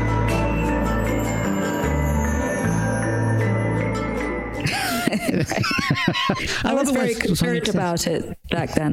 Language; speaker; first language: English; native; English